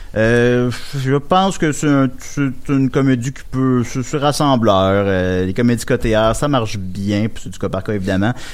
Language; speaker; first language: French; native; French